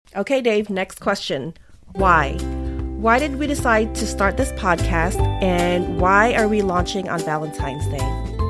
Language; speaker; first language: English; non-native, local second language; Filipino